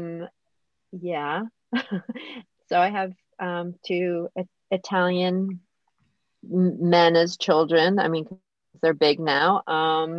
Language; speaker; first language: English; native; English